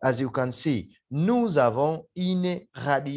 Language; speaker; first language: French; non-native, fluent; Swahili